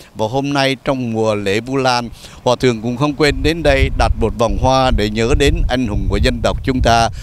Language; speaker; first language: Vietnamese; native; Vietnamese